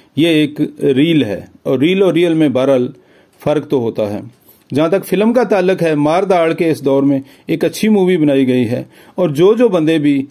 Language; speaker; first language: Urdu; non-native, local second language; Pahari-Potwari